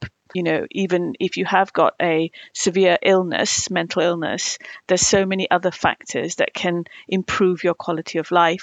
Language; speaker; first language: English; non-native, local second language; Tamil